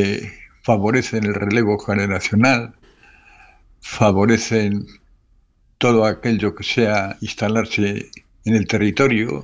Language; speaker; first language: Spanish; native; Spanish